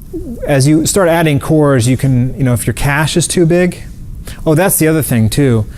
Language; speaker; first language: English; native; English